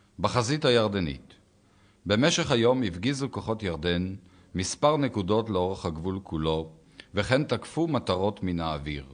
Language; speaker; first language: Hebrew; native; Hebrew